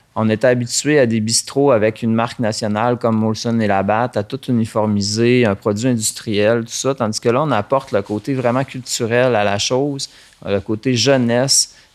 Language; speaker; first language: French; native; French